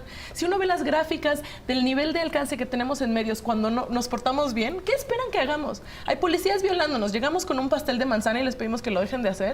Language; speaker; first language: Spanish; native; Spanish